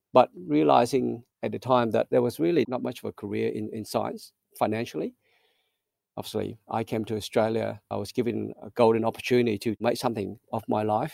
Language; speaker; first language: English; early bilingual, other home language; Vietnamese